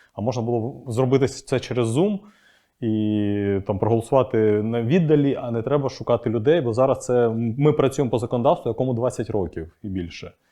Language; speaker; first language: Ukrainian; non-native, local second language; Russian